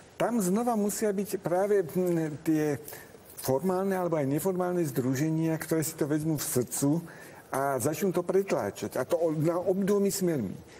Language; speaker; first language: Slovak; non-native, local second language; Hungarian